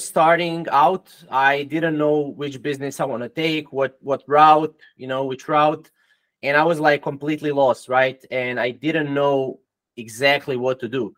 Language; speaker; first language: English; non-native, fluent; Croatian